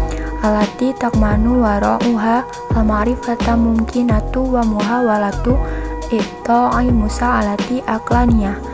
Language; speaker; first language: Arabic; non-native, learner; Indonesian